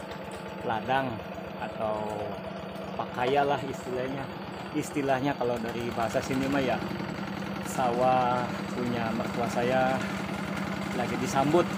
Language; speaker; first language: Indonesian; native; Indonesian